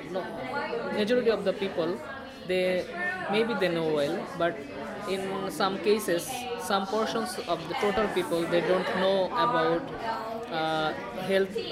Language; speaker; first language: English; non-native, learner; Bangla